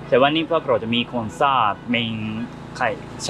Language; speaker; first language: Thai; non-native, fluent; Japanese